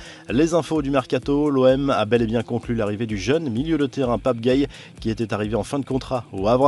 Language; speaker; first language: French; native; French